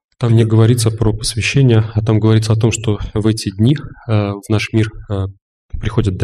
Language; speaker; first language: Russian; native; Russian